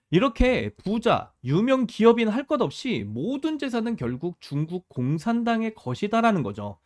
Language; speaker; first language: Korean; native; Korean